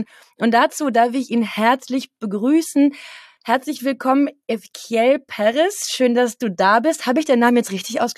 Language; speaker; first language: German; native; German